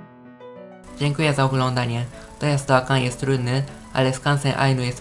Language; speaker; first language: Polish; non-native, fluent; Japanese